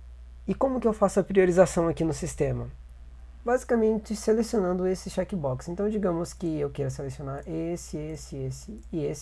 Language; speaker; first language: Portuguese; native; Portuguese